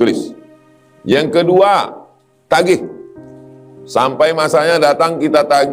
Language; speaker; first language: Indonesian; native; Indonesian